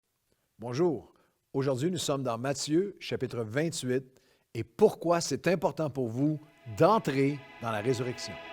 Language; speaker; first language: French; native; French